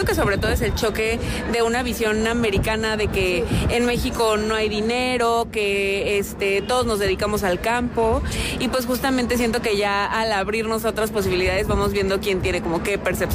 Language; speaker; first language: Spanish; native; Spanish